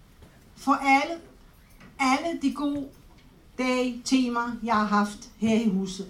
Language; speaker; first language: Danish; non-native, fluent; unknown